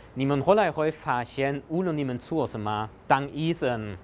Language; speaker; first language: Chinese; non-native, fluent; German